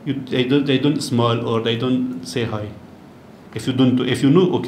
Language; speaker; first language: English; non-native, learner; Persian